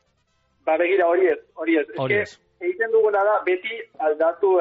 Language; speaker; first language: Basque; native; Basque